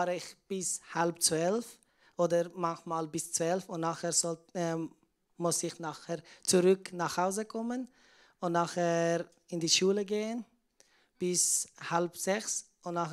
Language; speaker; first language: German; non-native, learner; Persian